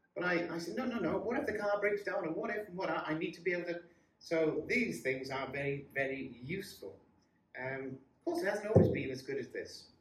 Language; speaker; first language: English; native; English